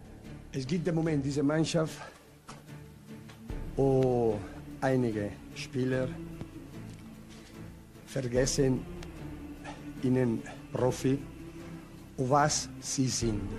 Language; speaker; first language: German; non-native, learner; Italian